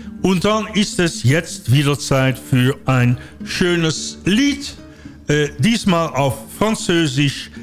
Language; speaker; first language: German; non-native, learner; Dutch